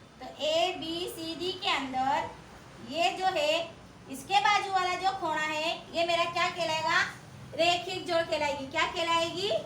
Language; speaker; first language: Urdu; native; Urdu